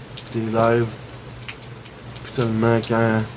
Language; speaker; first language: French; native; French